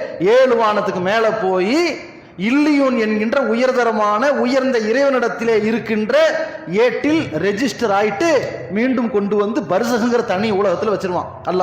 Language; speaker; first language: Tamil; native; Tamil